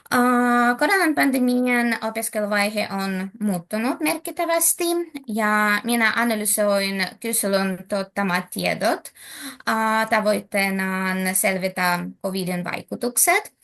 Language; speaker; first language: Finnish; non-native, learner; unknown